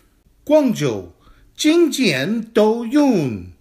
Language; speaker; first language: Chinese; non-native, learner; English